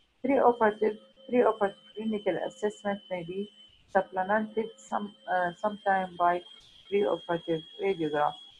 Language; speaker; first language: English; non-native, fluent; Arabic